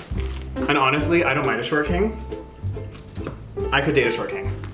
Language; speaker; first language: English; native; English